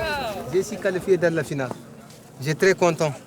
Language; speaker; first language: French; non-native, local second language; Fula